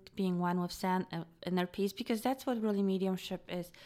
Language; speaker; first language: English; non-native, fluent; Polish